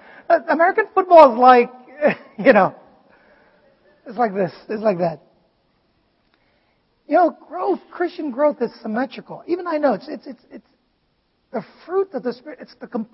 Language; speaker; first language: English; non-native, fluent; Vietnamese